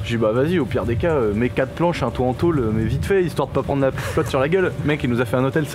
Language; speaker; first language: French; native; French